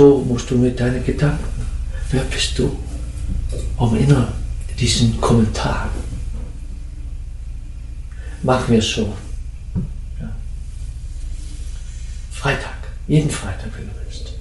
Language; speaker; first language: German; non-native, fluent; Dutch